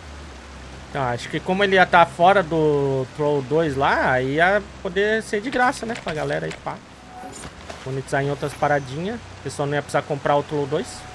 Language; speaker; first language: Portuguese; native; Portuguese